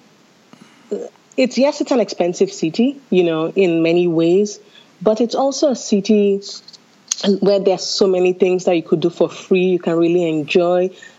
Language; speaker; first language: English; non-native, local second language; Yoruba